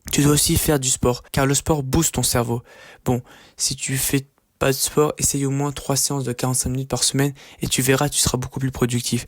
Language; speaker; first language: French; native; French